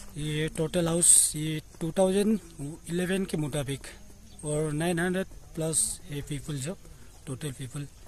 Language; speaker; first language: Hindi; non-native, local second language; Adi